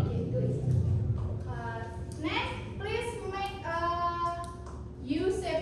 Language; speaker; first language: English; non-native, learner; Indonesian